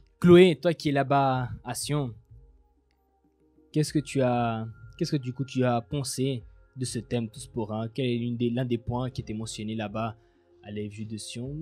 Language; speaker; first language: French; native; French